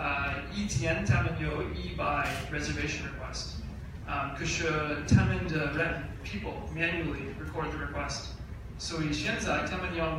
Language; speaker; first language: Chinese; non-native, learner; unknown